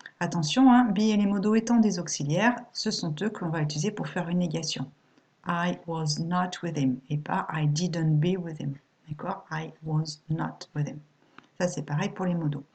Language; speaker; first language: French; native; French